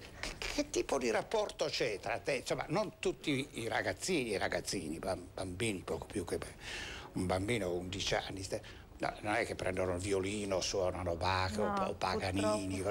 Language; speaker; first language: Italian; native; Italian